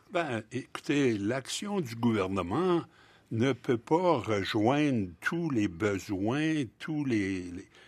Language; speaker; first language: French; native; French